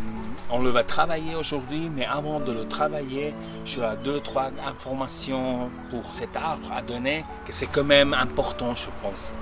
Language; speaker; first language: French; non-native, local second language; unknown